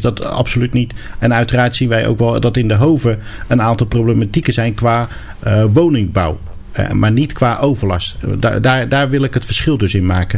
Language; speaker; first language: Dutch; native; Dutch